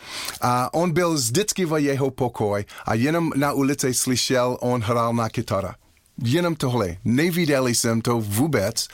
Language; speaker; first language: Czech; non-native, learner; English